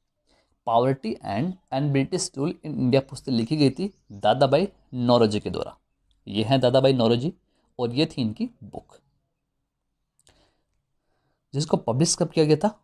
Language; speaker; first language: Hindi; native; Hindi